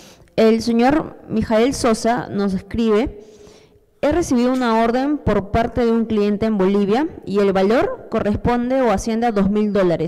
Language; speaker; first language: Spanish; native; Spanish